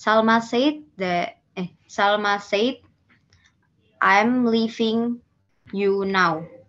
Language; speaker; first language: English; non-native, learner; Indonesian